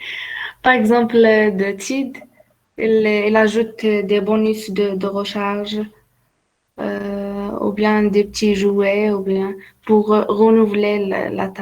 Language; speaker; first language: French; non-native, learner; Arabic